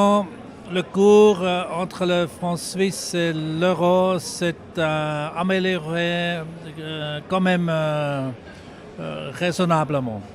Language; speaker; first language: French; non-native, local second language; German